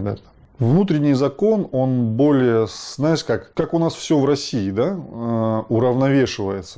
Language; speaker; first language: Russian; native; Russian